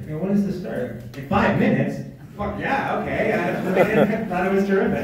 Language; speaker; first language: English; native; English